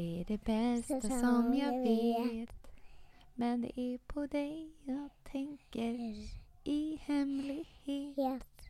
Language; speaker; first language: Swedish; native; Swedish